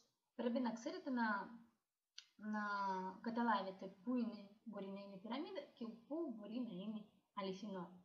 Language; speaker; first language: Greek; non-native, learner; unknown